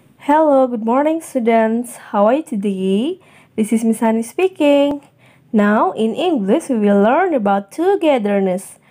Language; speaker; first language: English; non-native, fluent; Indonesian